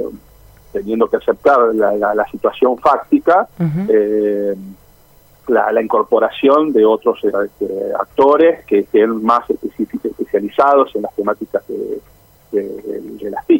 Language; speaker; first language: Spanish; native; Spanish